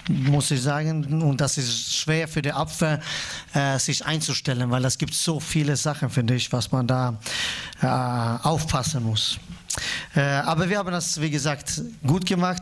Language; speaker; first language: German; non-native, fluent; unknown